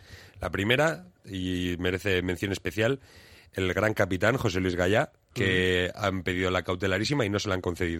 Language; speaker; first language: Spanish; native; Spanish